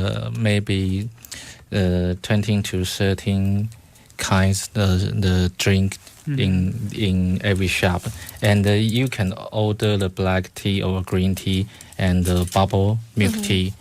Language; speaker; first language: English; non-native, fluent; Chinese